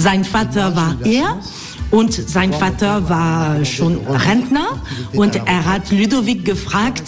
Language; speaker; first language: German; non-native, learner; French